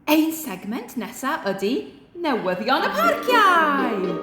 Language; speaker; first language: Welsh; non-native, learner; English